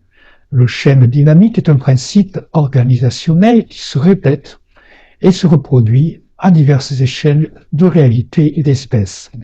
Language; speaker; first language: French; native; French